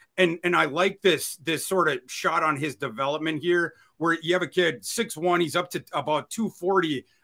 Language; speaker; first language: English; native; English